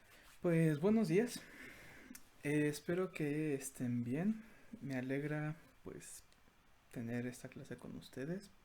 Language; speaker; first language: Spanish; native; Spanish